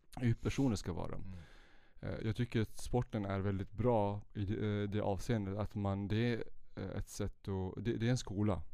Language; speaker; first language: Swedish; early bilingual, other home language; Central Kurdish